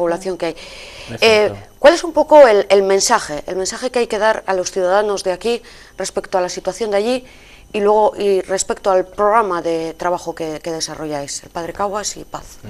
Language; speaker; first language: Spanish; native; Spanish